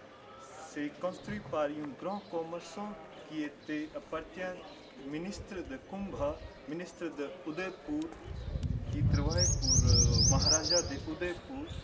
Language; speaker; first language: French; non-native, learner; Hindi